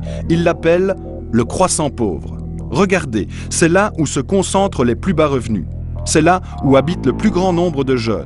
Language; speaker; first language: French; native; French